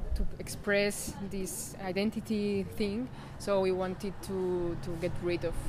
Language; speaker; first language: English; non-native, fluent; Spanish